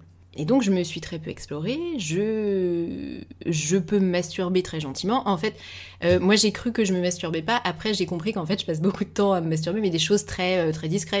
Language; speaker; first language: French; native; French